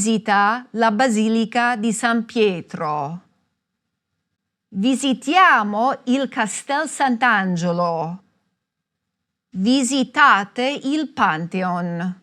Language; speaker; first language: Italian; non-native, fluent; English